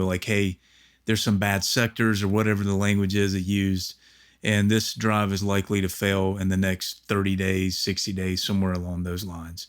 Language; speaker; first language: English; native; English